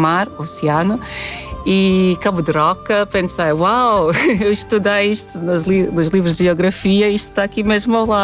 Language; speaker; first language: Portuguese; non-native, fluent; Latvian